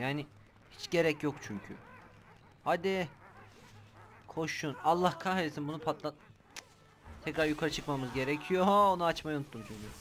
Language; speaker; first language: Turkish; native; Turkish